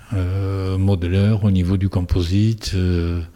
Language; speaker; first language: French; native; French